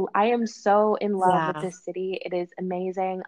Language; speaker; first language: English; native; English